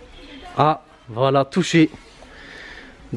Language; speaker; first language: French; native; French